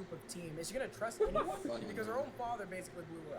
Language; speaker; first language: English; native; English